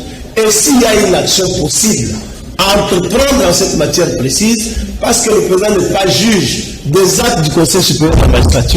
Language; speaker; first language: French; non-native, local second language; Lingala